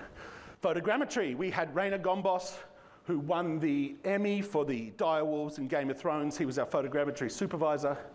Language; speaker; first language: English; native; English